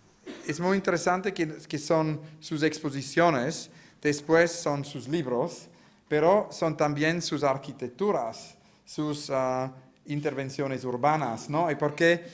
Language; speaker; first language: Spanish; non-native, learner; Italian